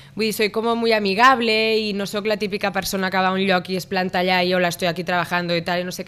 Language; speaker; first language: Spanish; non-native, local second language; Catalan